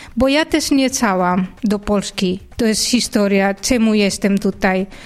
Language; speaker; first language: Polish; non-native, learner; Indonesian